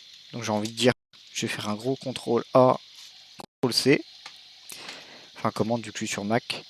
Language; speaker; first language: French; native; French